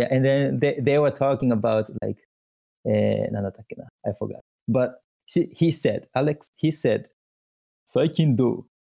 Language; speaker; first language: English; non-native, learner; Japanese